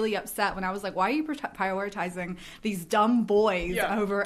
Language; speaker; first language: English; native; English